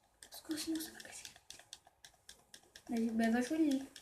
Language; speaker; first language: French; native; French